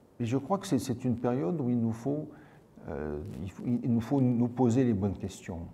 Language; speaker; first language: French; native; French